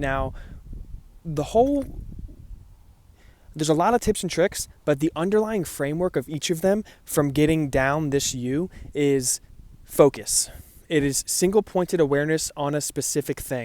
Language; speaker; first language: English; native; English